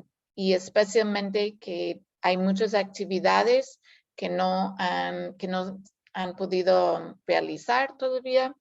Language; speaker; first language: Spanish; non-native, fluent; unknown